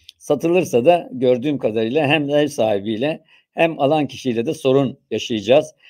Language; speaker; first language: Turkish; native; Turkish